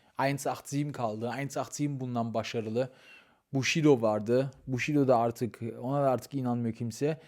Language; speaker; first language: Turkish; early bilingual, heritage; Turkish